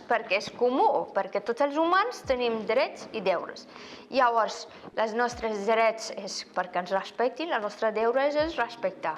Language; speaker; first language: Catalan; non-native, fluent; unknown